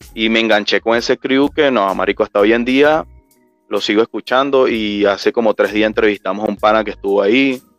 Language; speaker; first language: Spanish; native; Spanish